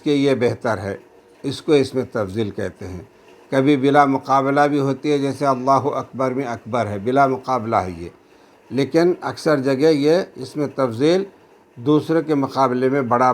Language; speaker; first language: Urdu; native; Urdu